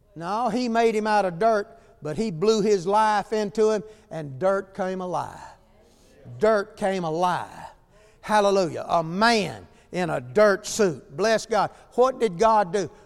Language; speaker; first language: English; native; English